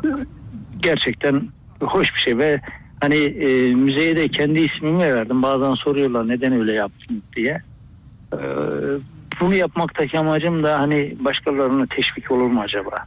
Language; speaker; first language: Turkish; native; Turkish